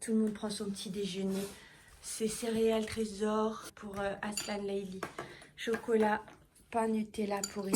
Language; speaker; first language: French; native; French